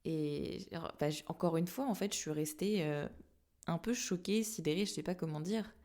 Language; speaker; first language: French; native; French